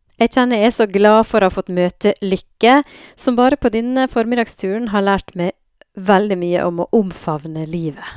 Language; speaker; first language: Norwegian; native; Norwegian